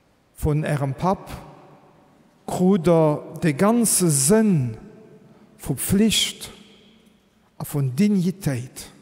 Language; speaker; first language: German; non-native, local second language; Luxembourgish